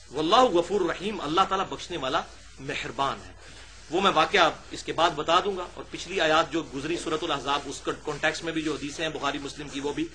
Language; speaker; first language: Urdu; non-native, local second language; Punjabi